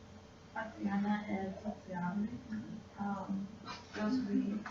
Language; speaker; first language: French; non-native, learner; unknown